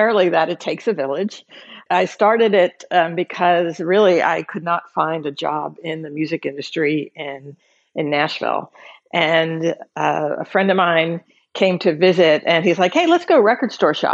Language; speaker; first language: English; native; English